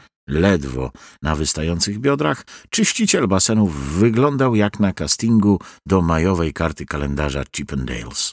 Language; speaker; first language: Polish; native; Polish